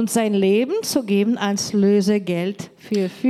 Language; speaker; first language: German; non-native, learner; Portuguese